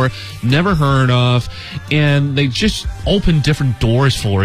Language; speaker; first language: English; native; English